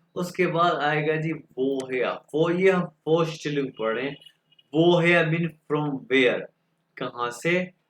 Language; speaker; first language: Urdu; non-native, local second language; Punjabi